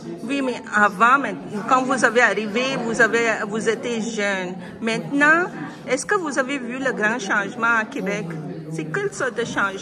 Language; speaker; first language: French; non-native, learner; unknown